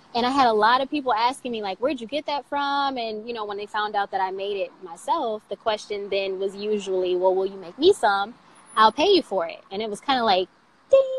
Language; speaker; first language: English; native; English